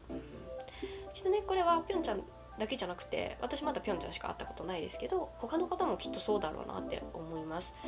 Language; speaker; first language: Japanese; native; Japanese